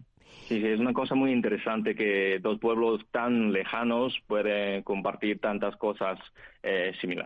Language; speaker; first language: Spanish; non-native, fluent; Chinese